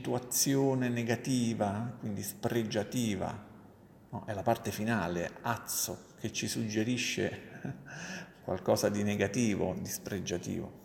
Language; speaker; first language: Italian; native; Italian